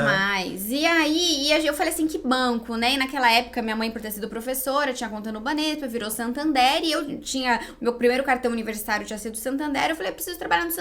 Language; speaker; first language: Portuguese; native; Portuguese